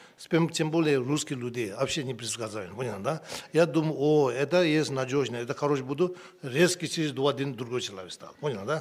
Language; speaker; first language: Russian; non-native, learner; Tibetan